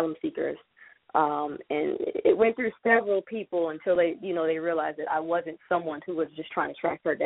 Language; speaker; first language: English; native; English